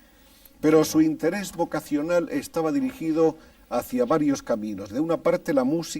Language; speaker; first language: Spanish; native; Spanish